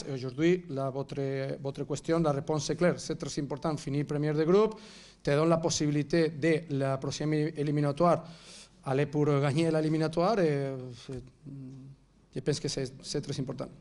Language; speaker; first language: French; non-native, fluent; Catalan